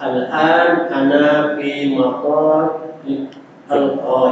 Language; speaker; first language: Arabic; non-native, learner; Malay